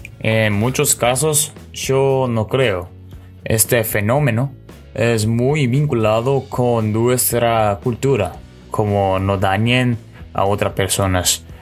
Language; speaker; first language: Spanish; non-native, learner; Korean